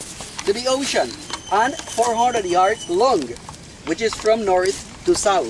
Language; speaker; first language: English; non-native, fluent; Spanish